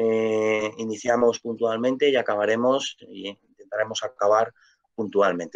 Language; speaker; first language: Spanish; native; Spanish